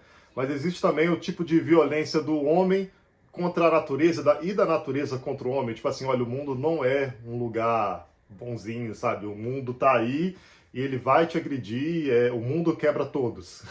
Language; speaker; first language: Portuguese; native; Portuguese